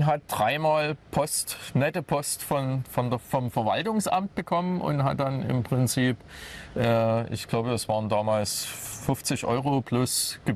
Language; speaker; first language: German; native; German